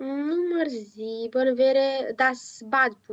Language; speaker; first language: German; non-native, learner; Romanian